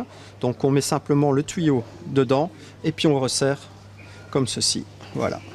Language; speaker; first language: French; native; French